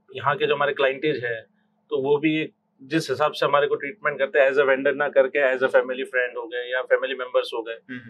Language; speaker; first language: Hindi; native; Hindi